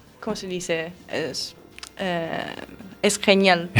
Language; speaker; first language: Spanish; non-native, learner; Italian